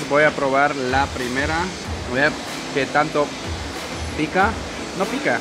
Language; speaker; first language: Spanish; non-native, fluent; German